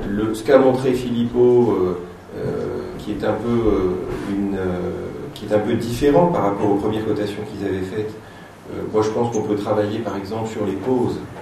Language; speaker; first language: French; native; French